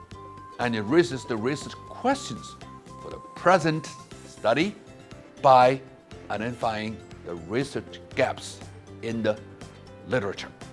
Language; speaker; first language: English; non-native, fluent; Chinese